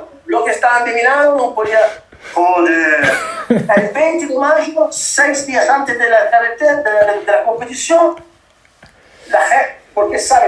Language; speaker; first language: Spanish; non-native, learner; Italian